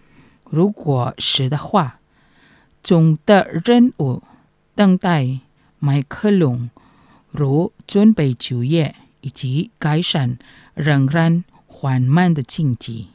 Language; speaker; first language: Chinese; non-native, fluent; Indonesian